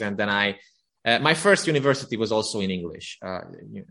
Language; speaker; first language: English; non-native, fluent; Romanian